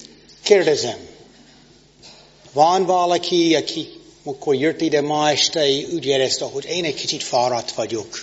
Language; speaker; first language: Hungarian; non-native, fluent; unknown